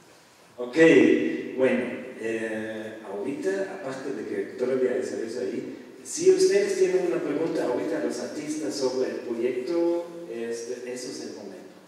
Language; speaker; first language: Spanish; non-native, fluent; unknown